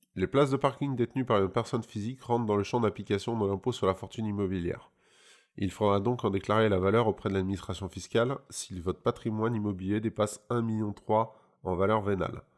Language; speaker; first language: French; native; French